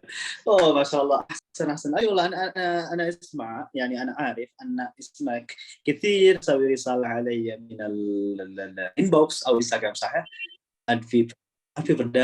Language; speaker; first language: Arabic; non-native, fluent; Indonesian